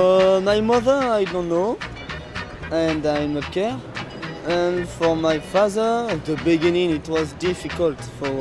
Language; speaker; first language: English; non-native, learner; French